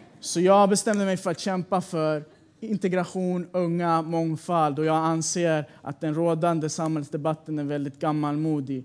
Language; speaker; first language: Swedish; early bilingual, other home language; Persian